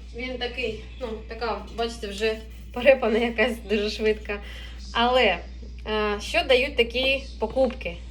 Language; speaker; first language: Ukrainian; non-native, local second language; Russian